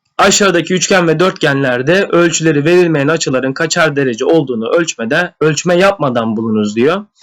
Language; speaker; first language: Turkish; native; Turkish